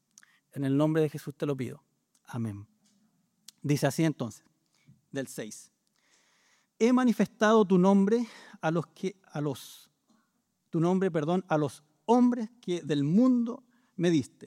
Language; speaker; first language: Spanish; native; Spanish